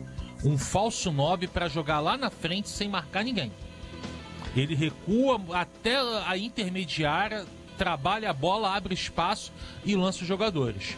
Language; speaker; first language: Portuguese; native; Portuguese